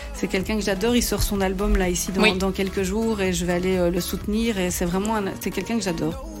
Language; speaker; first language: French; native; French